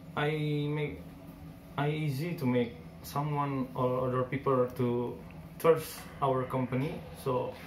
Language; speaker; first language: English; non-native, learner; Indonesian